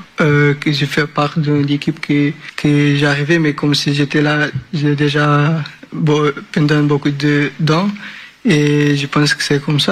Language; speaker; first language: French; non-native, learner; Portuguese